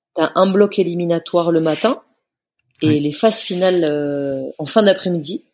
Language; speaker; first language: French; native; French